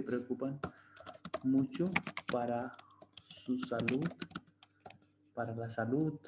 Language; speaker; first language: Spanish; non-native, fluent; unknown